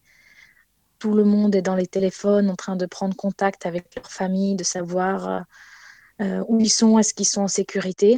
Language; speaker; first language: French; non-native, fluent; Ukrainian